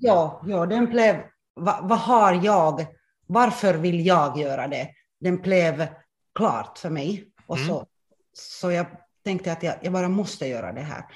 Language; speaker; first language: Swedish; non-native, local second language; Finnish